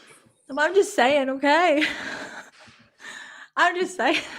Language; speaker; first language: English; native; English